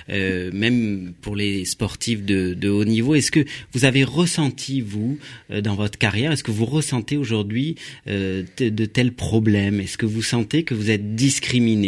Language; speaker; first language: French; native; French